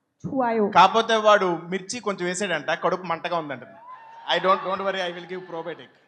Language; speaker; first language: Telugu; native; Telugu